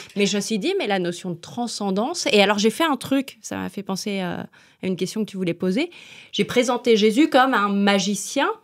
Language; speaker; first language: French; native; French